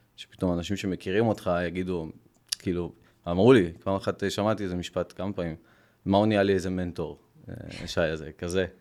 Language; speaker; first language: Hebrew; early bilingual, other home language; Russian